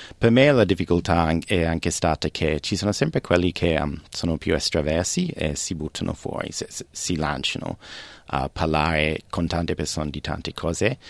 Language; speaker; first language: Italian; non-native, fluent; English